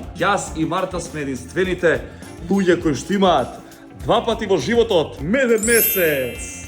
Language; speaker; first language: Macedonian; native; Macedonian